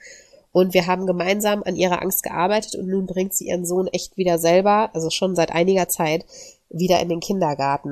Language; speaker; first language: German; native; German